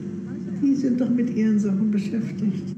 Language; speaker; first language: German; native; German